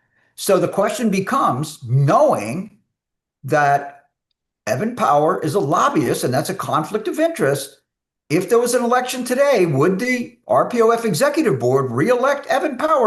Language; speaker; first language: English; native; English